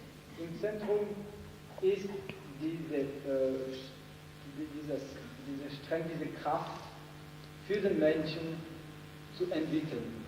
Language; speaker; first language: German; non-native, fluent; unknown